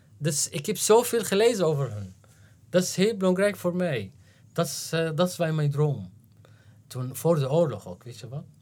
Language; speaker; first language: Dutch; non-native, learner; Arabic